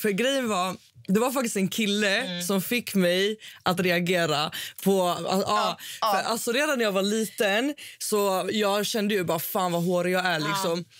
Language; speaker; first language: Swedish; early bilingual, other home language; Spanish